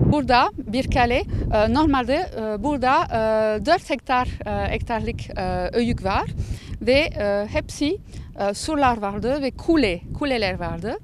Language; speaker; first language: Turkish; non-native, learner; French